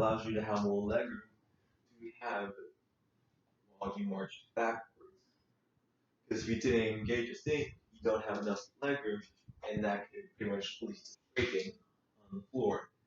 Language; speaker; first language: English; native; English